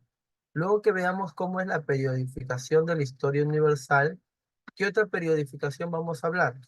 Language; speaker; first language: Spanish; native; Spanish